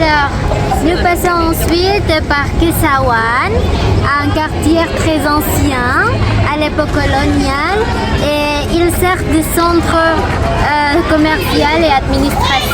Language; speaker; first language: French; non-native, learner; Indonesian